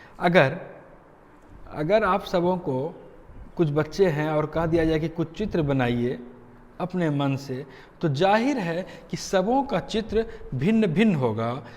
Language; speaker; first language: Hindi; native; Hindi